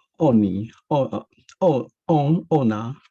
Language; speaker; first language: Russian; non-native, learner; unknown